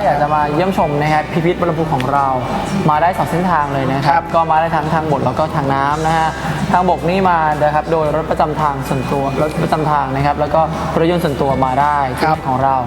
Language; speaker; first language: Thai; native; Thai